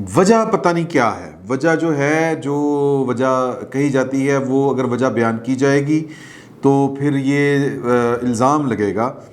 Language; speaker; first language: Urdu; non-native, local second language; Punjabi